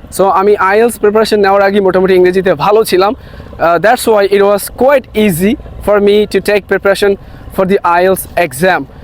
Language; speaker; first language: English; non-native, local second language; Bangla